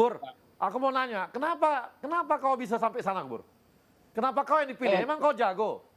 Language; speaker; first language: Indonesian; native; Indonesian